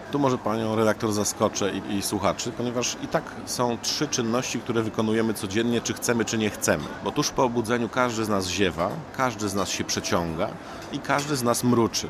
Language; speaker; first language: Polish; native; Polish